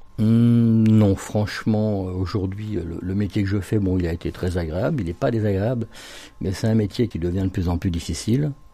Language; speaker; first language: French; native; French